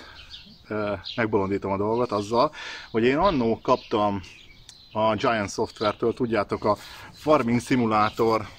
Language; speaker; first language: Hungarian; native; Hungarian